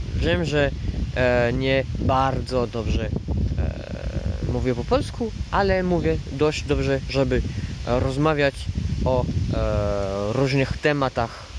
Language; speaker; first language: Polish; non-native, learner; French